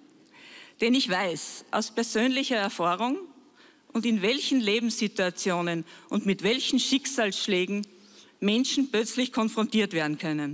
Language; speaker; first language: German; native; German